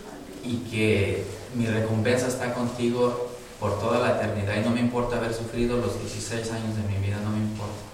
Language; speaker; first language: Spanish; native; Spanish